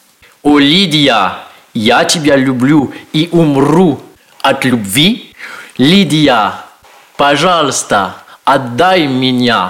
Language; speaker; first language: Russian; non-native, learner; French